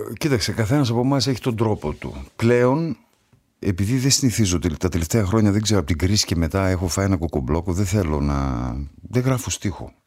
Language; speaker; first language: Greek; native; Greek